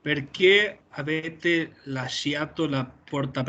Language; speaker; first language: Italian; non-native, learner; Spanish